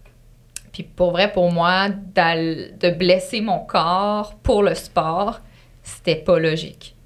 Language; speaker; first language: French; native; French